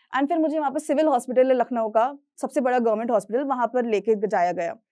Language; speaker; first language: Hindi; native; Hindi